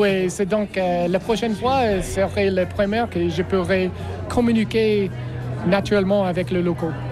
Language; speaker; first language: French; non-native, fluent; English